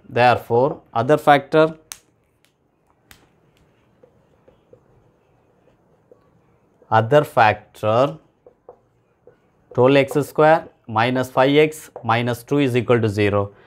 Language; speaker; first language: English; non-native, local second language; Tamil